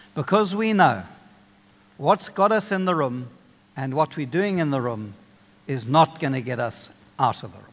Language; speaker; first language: English; native; English